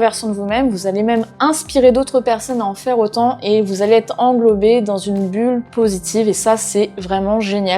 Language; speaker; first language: French; native; French